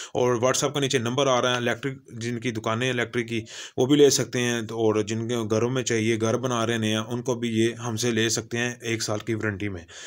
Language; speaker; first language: Urdu; non-native, local second language; Punjabi